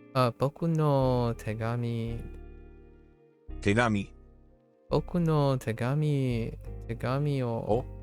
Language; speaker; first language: Japanese; non-native, learner; English